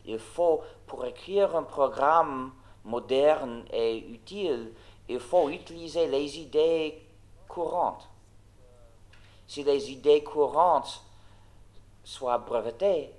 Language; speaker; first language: French; non-native, fluent; English